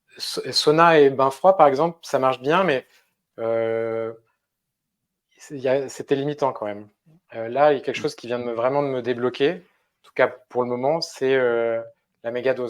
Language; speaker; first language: French; native; French